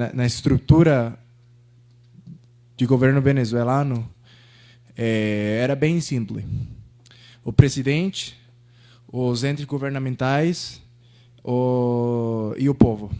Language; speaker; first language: Portuguese; non-native, fluent; Spanish